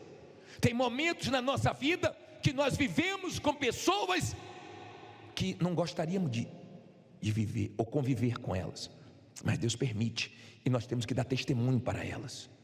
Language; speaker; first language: Portuguese; native; Portuguese